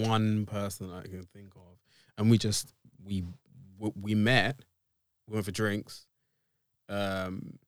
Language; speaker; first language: English; native; English